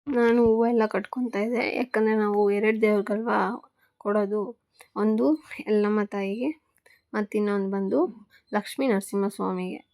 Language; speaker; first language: Kannada; non-native, local second language; Telugu